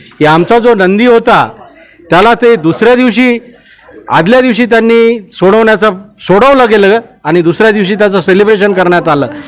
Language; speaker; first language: Marathi; non-native, local second language; Lambadi